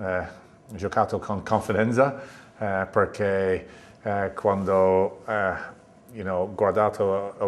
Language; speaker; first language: Italian; non-native, learner; English